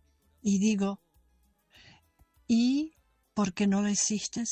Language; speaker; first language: Spanish; non-native, fluent; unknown